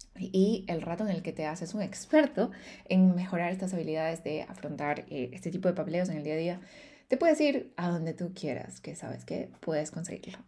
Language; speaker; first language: Spanish; native; Spanish